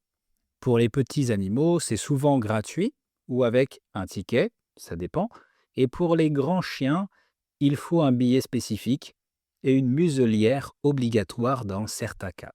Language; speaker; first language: French; native; French